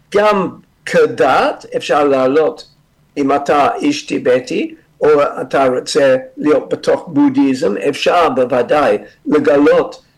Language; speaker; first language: Hebrew; non-native, fluent; English